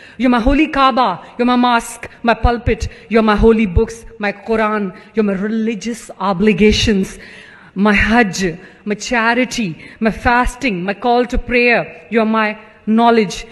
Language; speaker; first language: English; non-native, local second language; Punjabi